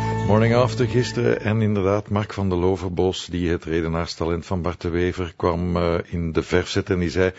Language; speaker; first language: Dutch; native; Dutch